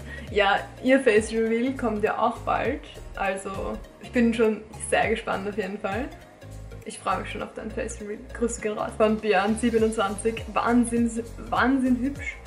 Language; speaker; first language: German; native; German